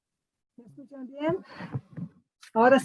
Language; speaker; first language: Spanish; non-native, fluent; Portuguese